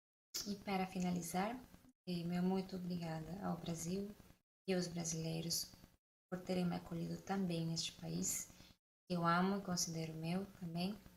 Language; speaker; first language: Portuguese; non-native, fluent; Spanish